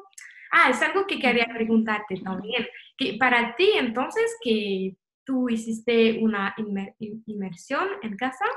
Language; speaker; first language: Spanish; non-native, fluent; French